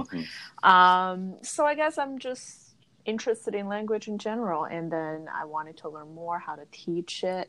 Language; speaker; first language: English; non-native, fluent; Chinese